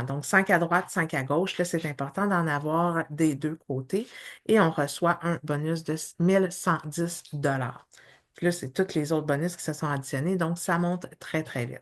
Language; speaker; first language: French; native; French